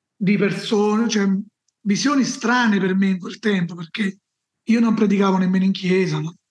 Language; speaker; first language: Italian; native; Italian